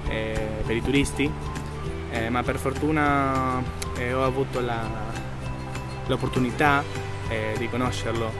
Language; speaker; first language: Italian; non-native, fluent; Spanish